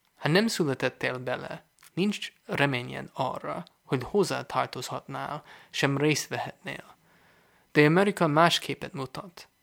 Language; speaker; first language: Hungarian; non-native, fluent; English